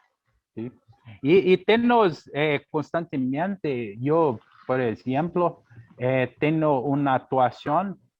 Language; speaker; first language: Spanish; non-native, learner; Portuguese